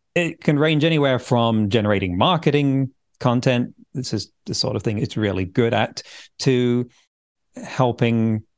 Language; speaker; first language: English; native; English